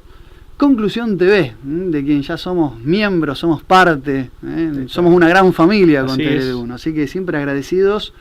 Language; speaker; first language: Spanish; native; Spanish